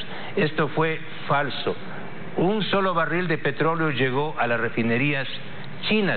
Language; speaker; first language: Spanish; native; Spanish